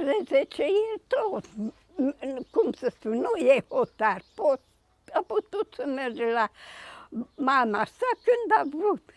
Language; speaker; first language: Romanian; non-native, local second language; Hungarian